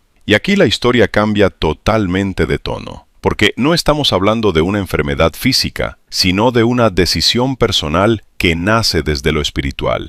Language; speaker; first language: Spanish; native; Spanish